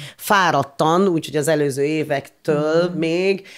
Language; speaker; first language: Hungarian; non-native, fluent; English